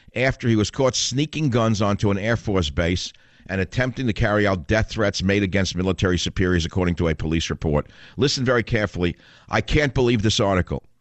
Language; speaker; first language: English; native; English